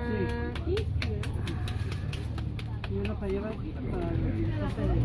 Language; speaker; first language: Spanish; native; Spanish